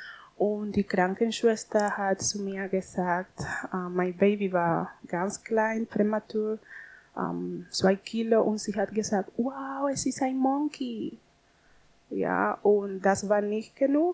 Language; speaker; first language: German; non-native, learner; Spanish